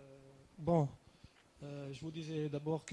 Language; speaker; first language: French; non-native, learner; Arabic